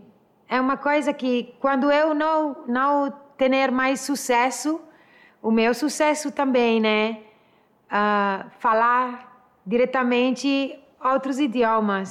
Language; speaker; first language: Portuguese; non-native, learner; Italian